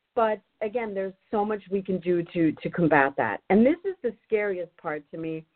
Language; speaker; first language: English; non-native, fluent; German